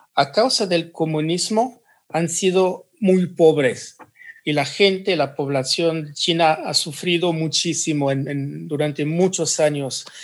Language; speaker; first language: Spanish; early bilingual, heritage; Spanish